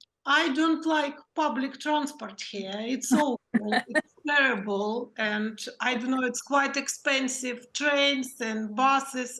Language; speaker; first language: English; non-native, learner; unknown